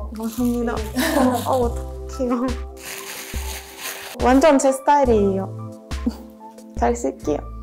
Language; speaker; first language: Korean; non-native, fluent; Russian